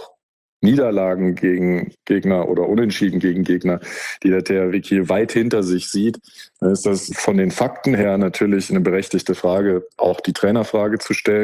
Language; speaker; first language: German; native; German